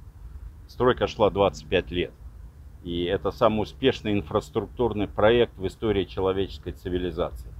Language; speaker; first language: Russian; native; Russian